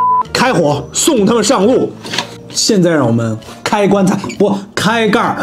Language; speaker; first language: Chinese; native; Chinese